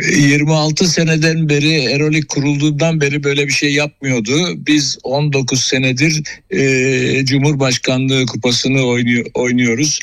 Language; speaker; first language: Turkish; native; Turkish